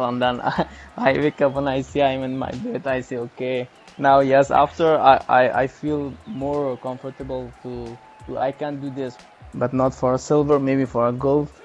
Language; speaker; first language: English; non-native, learner; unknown